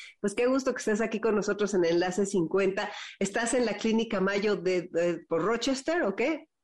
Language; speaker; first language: Spanish; native; Spanish